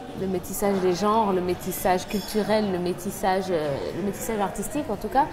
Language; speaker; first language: French; native; French